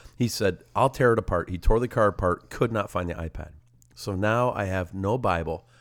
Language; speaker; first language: English; native; English